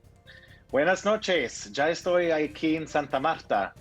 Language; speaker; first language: Spanish; early bilingual, heritage; Norwegian